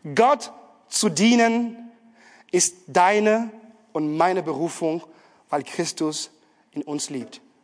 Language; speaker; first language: German; non-native, fluent; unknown